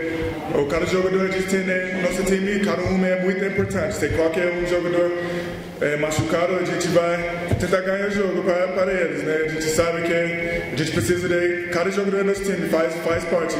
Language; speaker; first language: Portuguese; non-native, learner; English